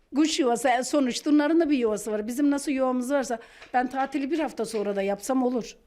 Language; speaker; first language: Turkish; native; Turkish